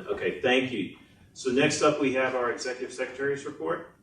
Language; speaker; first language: English; native; English